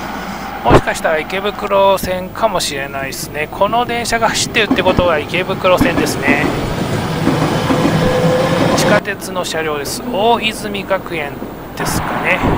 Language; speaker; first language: Japanese; native; Japanese